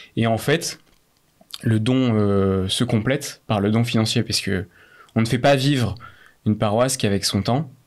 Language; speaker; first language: French; native; French